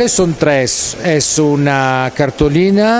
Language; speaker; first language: Spanish; non-native, fluent; Italian